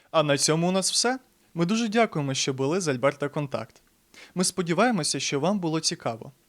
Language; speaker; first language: Ukrainian; native; Ukrainian